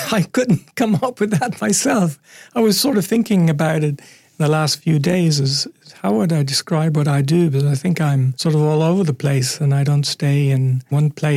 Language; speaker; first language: English; native; English